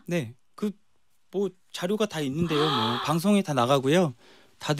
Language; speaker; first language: Korean; native; Korean